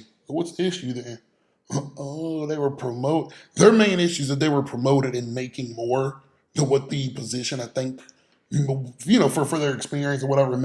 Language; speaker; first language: English; native; English